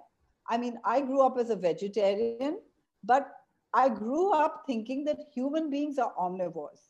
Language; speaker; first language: English; non-native, local second language; Hindi